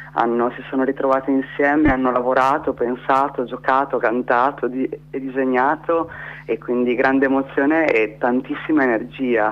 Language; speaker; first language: Italian; native; Italian